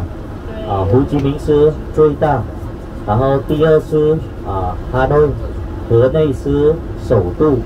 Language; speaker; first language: Chinese; non-native, fluent; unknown